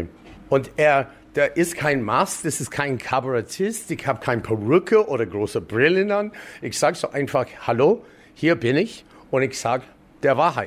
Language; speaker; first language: German; non-native, learner; English